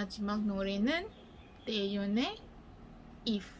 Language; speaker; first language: Korean; non-native, learner; Malay